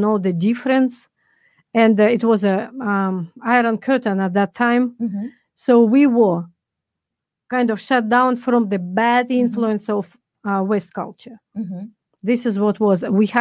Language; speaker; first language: English; non-native, fluent; Russian